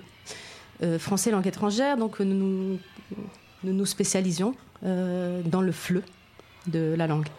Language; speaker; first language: French; non-native, fluent; Italian